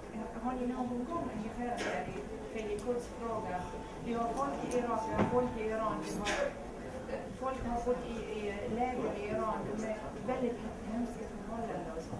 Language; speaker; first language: Swedish; non-native, local second language; Kurdish